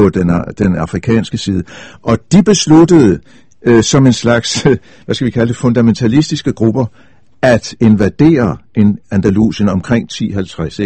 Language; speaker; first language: Danish; native; Danish